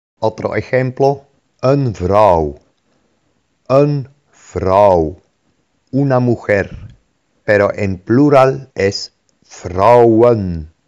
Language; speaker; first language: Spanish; non-native, fluent; Dutch